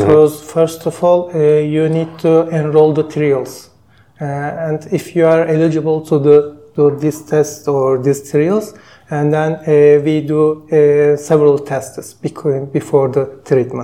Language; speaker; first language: English; non-native, learner; Turkish